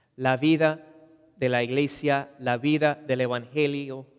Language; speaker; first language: Spanish; non-native, fluent; English